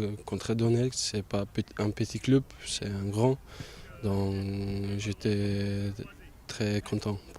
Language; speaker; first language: French; non-native, learner; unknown